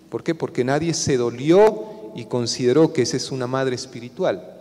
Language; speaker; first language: Spanish; non-native, local second language; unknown